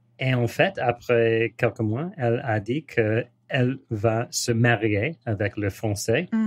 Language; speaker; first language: French; non-native, learner; English